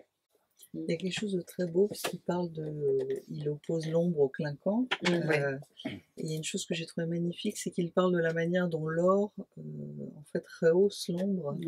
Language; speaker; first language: French; native; French